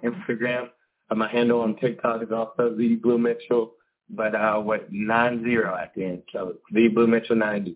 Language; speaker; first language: English; native; English